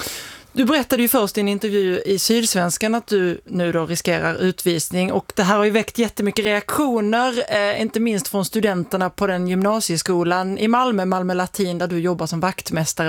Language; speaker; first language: Swedish; native; Swedish